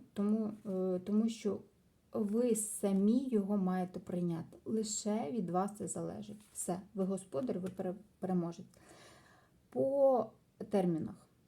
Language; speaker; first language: Ukrainian; non-native, local second language; Russian